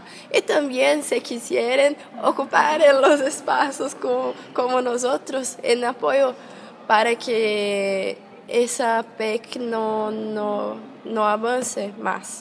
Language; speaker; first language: Spanish; non-native, fluent; Portuguese